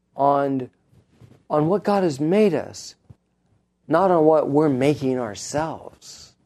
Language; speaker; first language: English; native; English